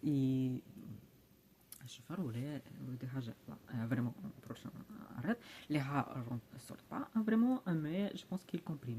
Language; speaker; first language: French; non-native, learner; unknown